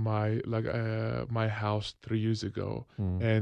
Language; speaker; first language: English; non-native, fluent; Turkish